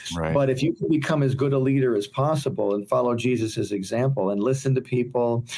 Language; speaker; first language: English; native; English